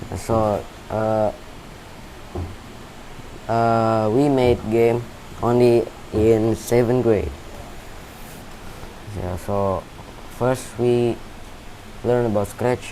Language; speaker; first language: English; non-native, learner; Indonesian